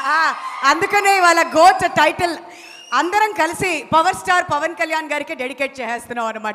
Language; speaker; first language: Telugu; native; Telugu